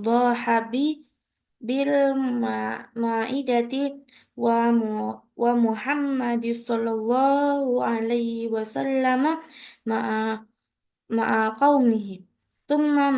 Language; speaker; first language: Arabic; non-native, learner; Indonesian